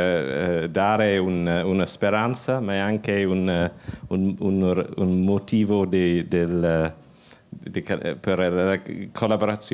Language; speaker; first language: Italian; non-native, learner; English